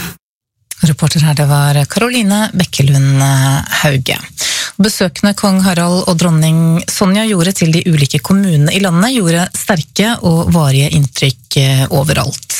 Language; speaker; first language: Norwegian; native; Norwegian